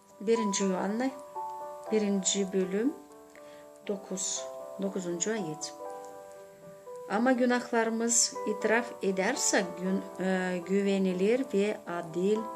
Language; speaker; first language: Turkish; non-native, learner; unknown